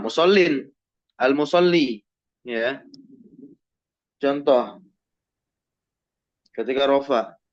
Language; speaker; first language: Arabic; non-native, fluent; Indonesian